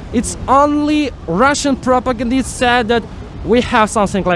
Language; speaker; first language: English; non-native, fluent; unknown